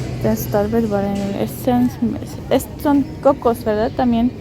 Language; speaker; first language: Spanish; non-native, fluent; Armenian